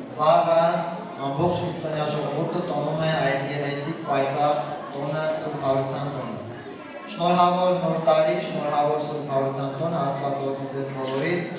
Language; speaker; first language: Armenian; non-native, local second language; Assyrian Neo-Aramaic